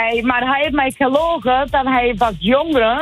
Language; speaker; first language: Dutch; non-native, learner; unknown